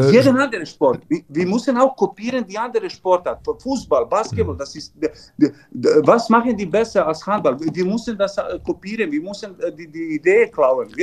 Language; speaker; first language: German; non-native, learner; Serbian